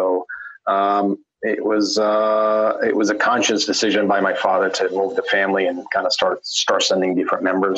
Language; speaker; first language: English; non-native, fluent; Arabic